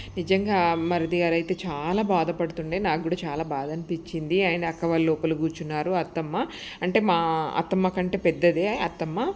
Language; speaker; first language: Telugu; native; Telugu